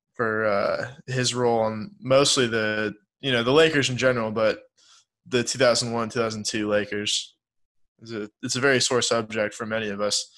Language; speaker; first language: English; native; English